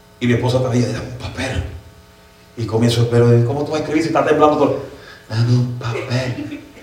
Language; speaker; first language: Spanish; early bilingual, heritage; Spanish